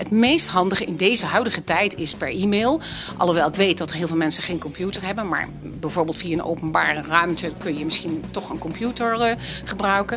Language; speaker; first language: Dutch; native; Dutch